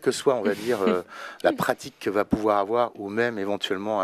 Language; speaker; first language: French; native; French